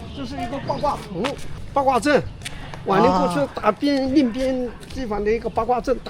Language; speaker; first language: Chinese; native; Chinese